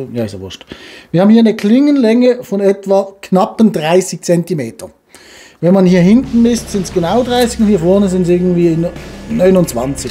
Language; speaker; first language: German; native; German